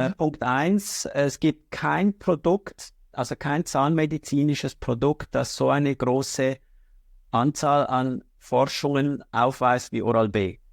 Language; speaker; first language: German; native; German